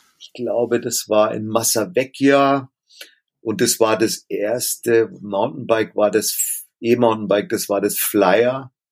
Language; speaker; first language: German; native; German